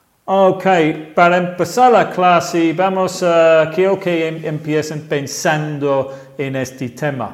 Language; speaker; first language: Spanish; non-native, fluent; English